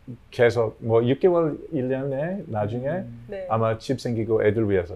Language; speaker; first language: Korean; non-native, learner; English